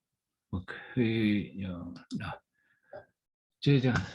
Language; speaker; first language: Chinese; non-native, fluent; English